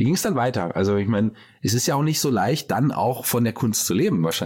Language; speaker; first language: German; native; German